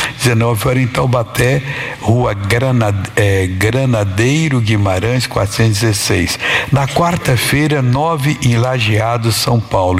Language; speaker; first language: Portuguese; native; Portuguese